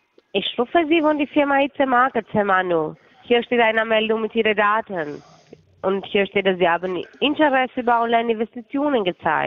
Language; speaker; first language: German; non-native, fluent; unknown